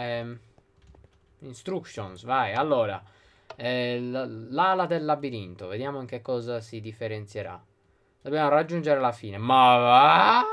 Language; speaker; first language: Italian; native; Italian